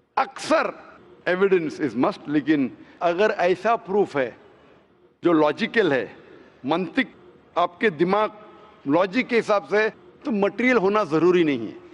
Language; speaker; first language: Hindi; non-native, local second language; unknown